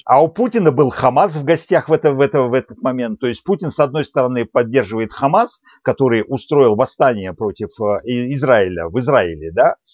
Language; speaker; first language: Russian; native; Russian